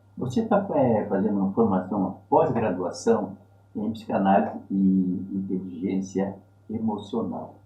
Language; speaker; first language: Portuguese; native; Portuguese